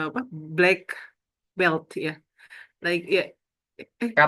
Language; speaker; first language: English; non-native, learner; Indonesian